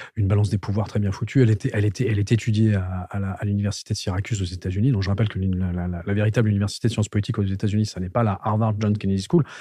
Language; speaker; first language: French; native; French